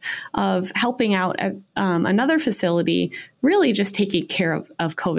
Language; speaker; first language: English; native; English